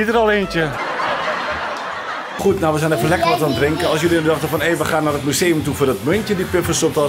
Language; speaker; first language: Dutch; native; Dutch